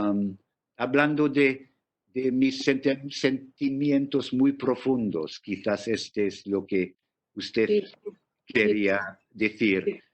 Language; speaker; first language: Spanish; non-native, fluent; English